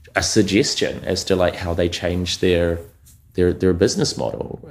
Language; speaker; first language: English; native; English